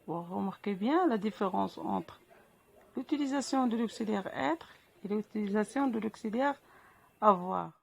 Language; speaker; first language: French; non-native, local second language; Arabic